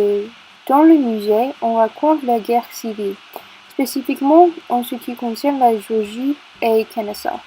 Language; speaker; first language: French; non-native, learner; English